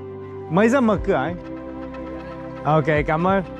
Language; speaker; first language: Vietnamese; non-native, fluent; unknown